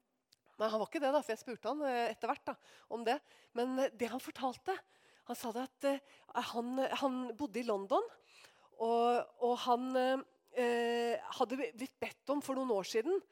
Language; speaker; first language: Norwegian; native; Norwegian